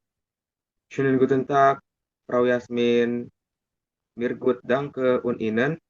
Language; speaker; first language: German; non-native, learner; Indonesian